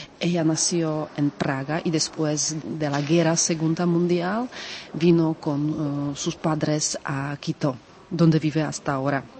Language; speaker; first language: Spanish; non-native, fluent; Czech